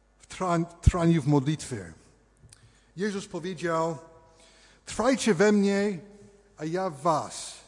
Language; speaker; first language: Polish; early bilingual, heritage; Polish